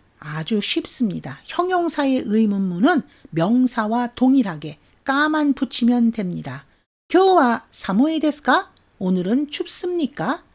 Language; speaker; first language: Korean; native; Korean